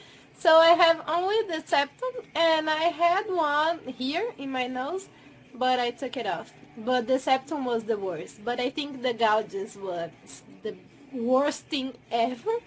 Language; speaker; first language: English; non-native, fluent; Portuguese